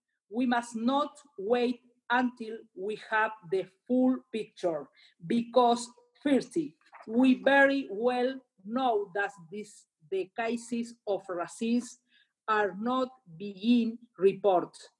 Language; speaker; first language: English; non-native, learner; Spanish